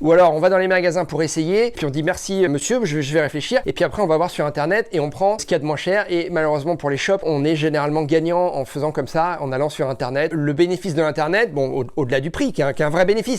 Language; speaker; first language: French; native; French